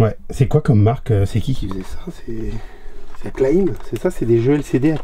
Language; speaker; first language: French; native; French